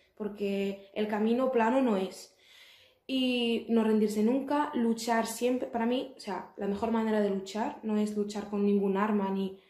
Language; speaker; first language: Spanish; early bilingual, other home language; Arabic